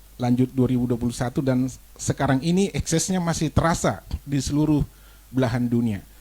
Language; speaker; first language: Indonesian; non-native, local second language; Batak Toba